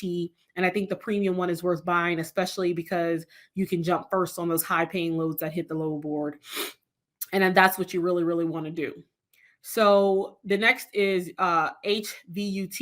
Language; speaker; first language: English; native; English